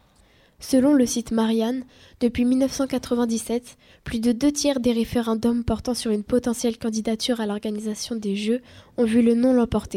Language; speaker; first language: French; native; French